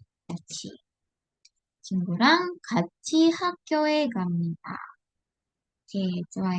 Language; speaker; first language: Korean; non-native, fluent; Indonesian